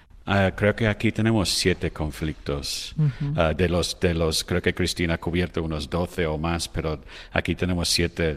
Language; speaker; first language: Spanish; non-native, fluent; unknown